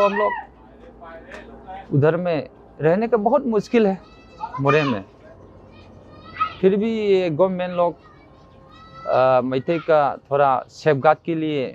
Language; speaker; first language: Hindi; non-native, local second language; Manipuri